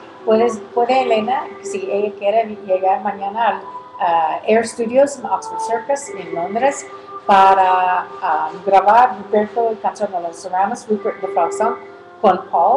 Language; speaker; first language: Spanish; early bilingual, heritage; English